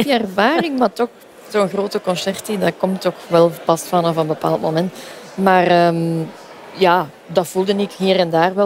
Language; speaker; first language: Dutch; native; Dutch